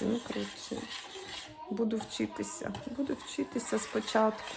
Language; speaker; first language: Ukrainian; native; Ukrainian